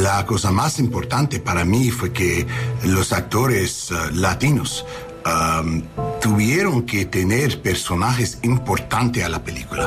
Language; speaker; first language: Spanish; non-native, learner; English